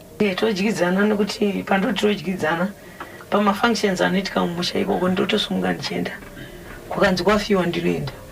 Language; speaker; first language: Shona; native; Shona